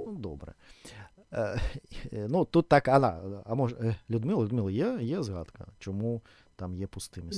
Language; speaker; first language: Ukrainian; non-native, fluent; Russian